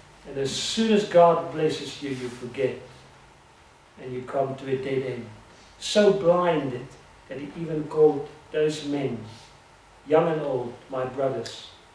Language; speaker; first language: English; non-native, local second language; Afrikaans